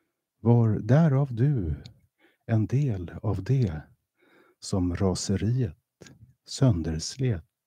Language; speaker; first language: Swedish; native; Swedish